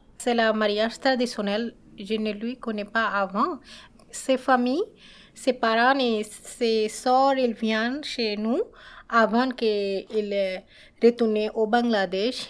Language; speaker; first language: French; non-native, learner; Bangla